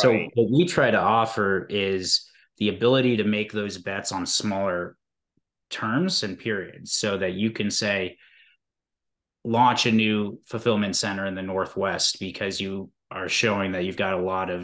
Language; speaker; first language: English; native; English